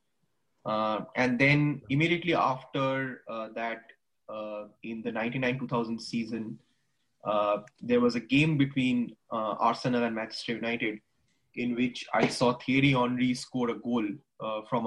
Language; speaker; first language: English; non-native, local second language; Bangla